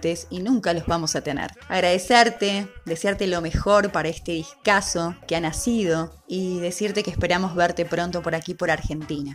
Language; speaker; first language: Spanish; native; Spanish